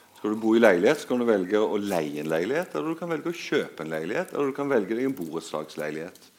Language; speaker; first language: Norwegian; native; Norwegian